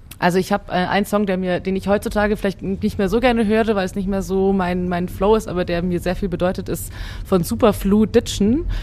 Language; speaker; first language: German; early bilingual, other home language; Hungarian